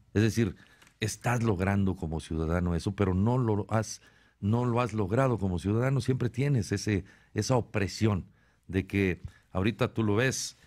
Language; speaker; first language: Spanish; native; Spanish